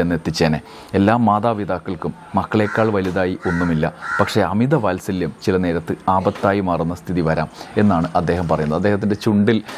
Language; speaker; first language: Malayalam; native; Malayalam